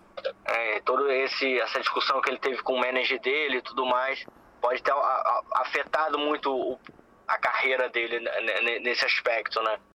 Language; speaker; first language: Portuguese; native; Portuguese